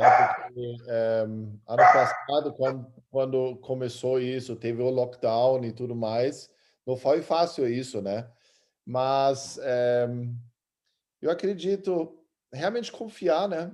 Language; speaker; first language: Portuguese; early bilingual, other home language; German